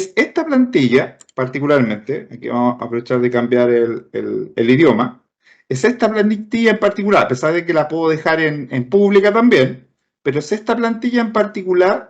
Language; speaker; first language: Spanish; native; Spanish